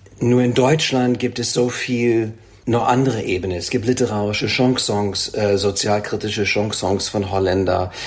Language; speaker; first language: German; non-native, fluent; English